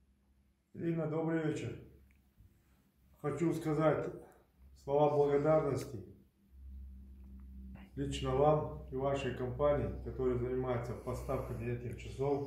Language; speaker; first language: Russian; non-native, local second language; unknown